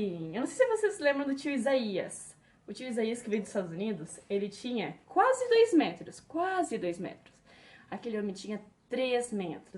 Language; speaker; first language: Portuguese; native; Portuguese